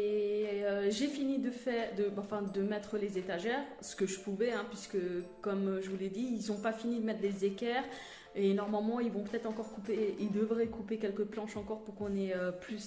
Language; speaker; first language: French; native; French